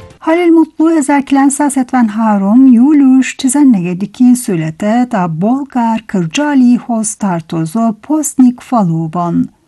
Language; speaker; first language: Hungarian; non-native, fluent; Turkish